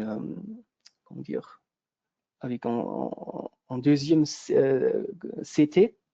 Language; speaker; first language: French; non-native, local second language; German